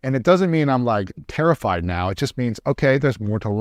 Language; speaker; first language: English; native; English